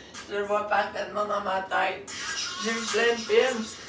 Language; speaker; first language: French; native; French